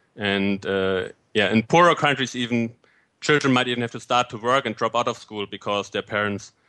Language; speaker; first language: English; non-native, fluent; German